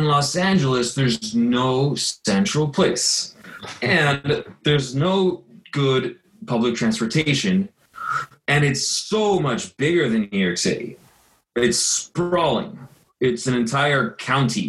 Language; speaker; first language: English; native; English